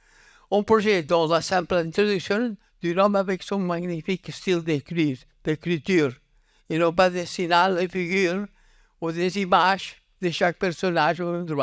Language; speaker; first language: French; non-native, learner; Catalan